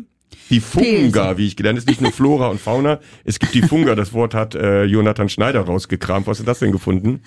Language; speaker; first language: German; native; German